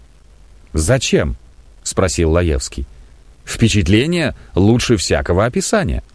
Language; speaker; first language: Russian; native; Russian